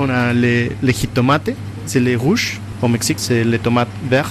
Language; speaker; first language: French; non-native, learner; Spanish